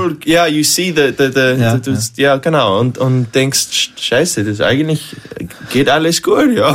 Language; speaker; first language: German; non-native, learner; English